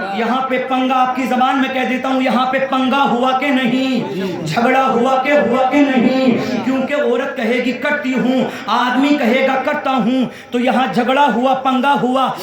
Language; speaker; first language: Urdu; native; Urdu